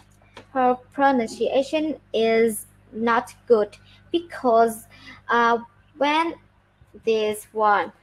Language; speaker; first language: English; non-native, learner; Vietnamese